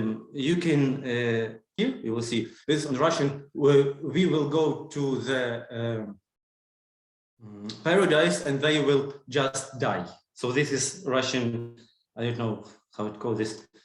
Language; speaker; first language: English; non-native, learner; Ukrainian